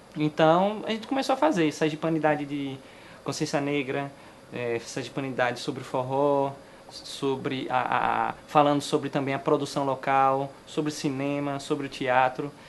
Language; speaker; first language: Portuguese; native; Portuguese